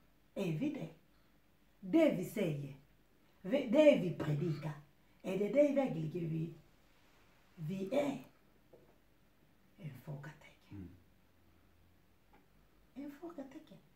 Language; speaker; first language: Swedish; non-native, fluent; Lingala